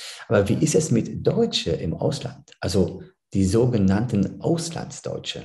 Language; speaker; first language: German; early bilingual, other home language; Turkish